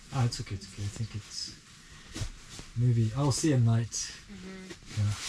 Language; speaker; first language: English; non-native, learner; Korean